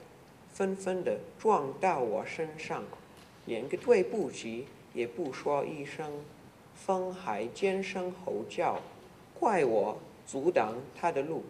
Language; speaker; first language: Chinese; non-native, learner; English